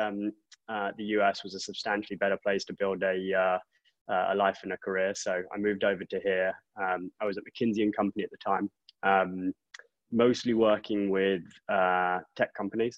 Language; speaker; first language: English; native; English